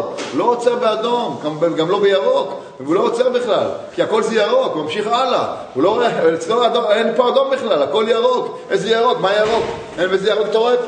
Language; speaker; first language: Hebrew; native; Hebrew